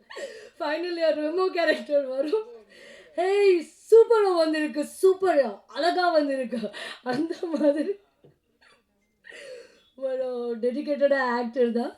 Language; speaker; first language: Tamil; non-native, learner; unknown